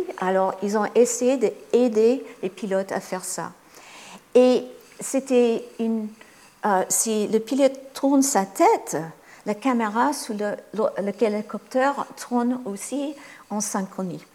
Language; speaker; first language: French; non-native, fluent; English